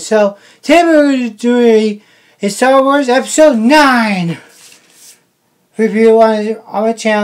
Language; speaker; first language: English; native; English